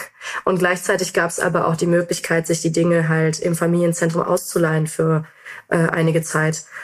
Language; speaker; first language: German; native; German